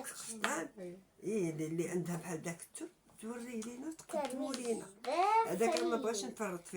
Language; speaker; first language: Arabic; native; Arabic